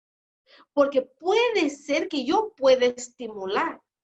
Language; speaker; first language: Spanish; non-native, fluent; Portuguese